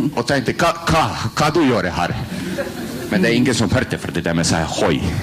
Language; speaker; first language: Norwegian; non-native, learner; Croatian